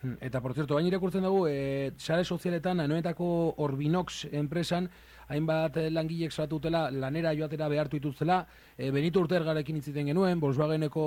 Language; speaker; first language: Basque; native; Basque